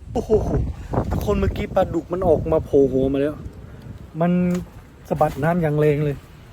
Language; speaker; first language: Thai; native; Thai